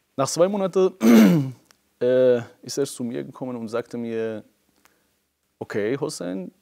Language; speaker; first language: German; non-native, fluent; Persian